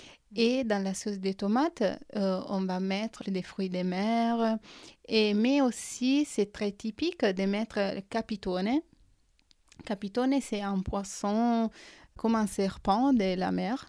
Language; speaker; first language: French; non-native, fluent; Italian